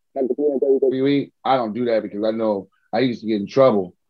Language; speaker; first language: English; native; English